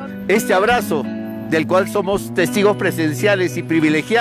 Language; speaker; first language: Spanish; native; Spanish